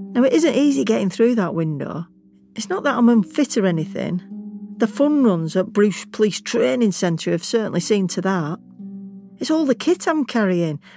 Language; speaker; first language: English; native; English